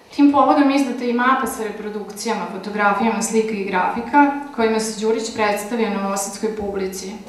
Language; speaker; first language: Serbian; native; Serbian